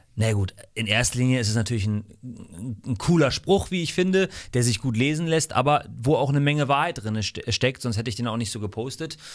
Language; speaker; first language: German; non-native, fluent; English